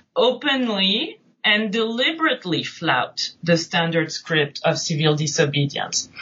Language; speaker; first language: English; non-native, fluent; French